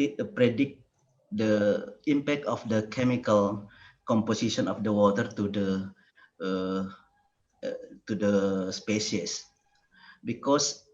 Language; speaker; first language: English; non-native, learner; Indonesian